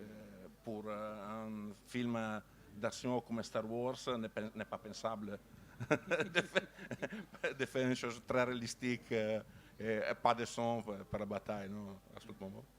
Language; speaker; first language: French; non-native, learner; Italian